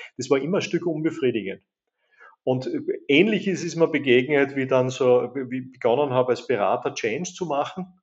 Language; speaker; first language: German; native; German